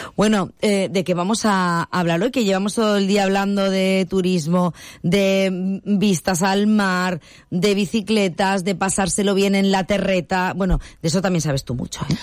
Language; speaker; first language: Spanish; native; Spanish